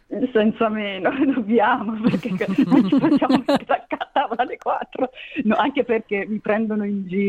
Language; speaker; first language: Italian; native; Italian